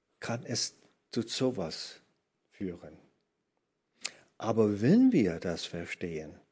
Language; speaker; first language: German; non-native, fluent; English